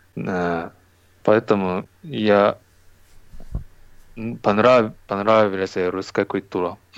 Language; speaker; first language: Russian; non-native, learner; Japanese